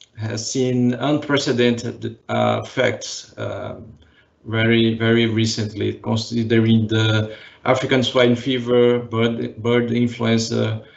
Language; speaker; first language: English; non-native, fluent; Portuguese